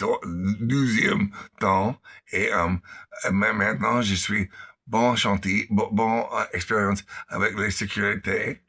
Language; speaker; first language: French; non-native, learner; English